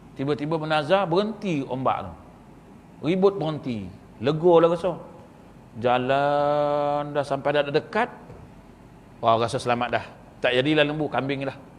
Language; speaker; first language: Malay; native; Malay